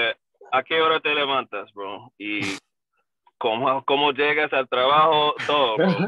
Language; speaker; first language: Spanish; non-native, learner; English